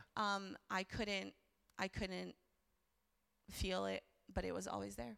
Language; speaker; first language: English; early bilingual, other home language; Portuguese